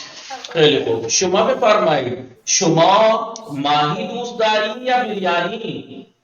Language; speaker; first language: Persian; non-native, fluent; Urdu